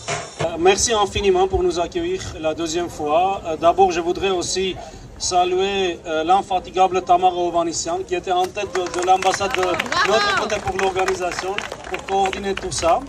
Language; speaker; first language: French; non-native, fluent; Armenian